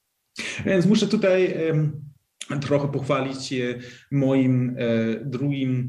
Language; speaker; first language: Polish; early bilingual, heritage; Polish